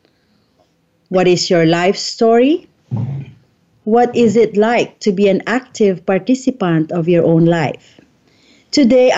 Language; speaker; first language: English; non-native, local second language; Filipino